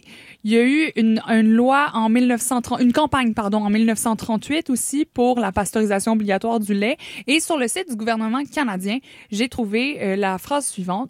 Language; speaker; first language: French; native; French